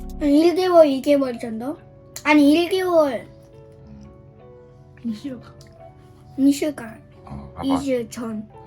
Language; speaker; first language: Korean; early bilingual, heritage; Japanese